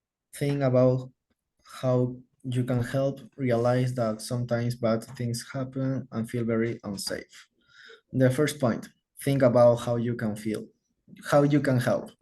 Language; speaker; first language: English; non-native, learner; Spanish